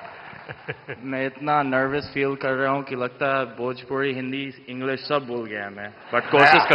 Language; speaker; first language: Hindi; early bilingual, other home language; English